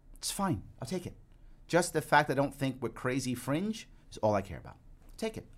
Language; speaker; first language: English; native; English